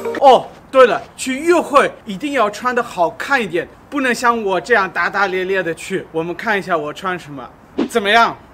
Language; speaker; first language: Chinese; non-native, fluent; German